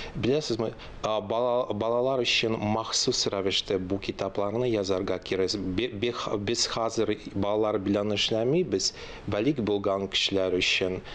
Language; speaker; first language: Tatar; non-native, local second language; Russian